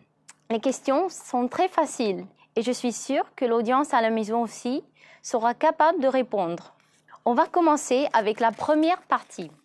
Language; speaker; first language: French; non-native, fluent; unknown